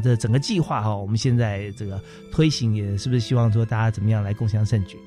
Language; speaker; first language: Chinese; native; Chinese